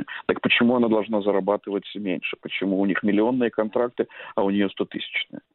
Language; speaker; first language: Russian; native; Russian